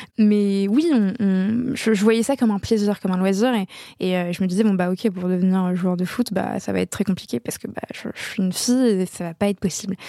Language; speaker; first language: French; non-native, local second language; Arabic